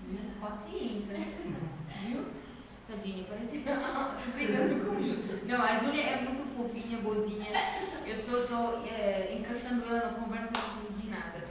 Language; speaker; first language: Portuguese; non-native, learner; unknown